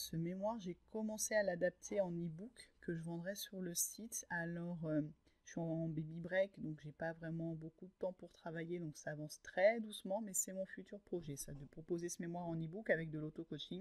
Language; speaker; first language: French; native; French